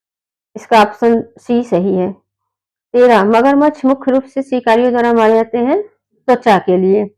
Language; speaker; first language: Hindi; native; Hindi